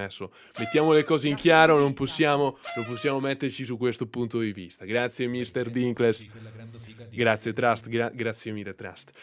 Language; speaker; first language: Italian; native; Italian